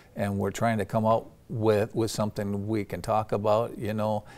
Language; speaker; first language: English; native; English